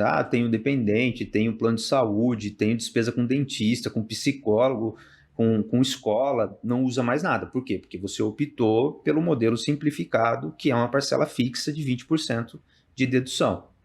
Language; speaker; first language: Portuguese; native; Portuguese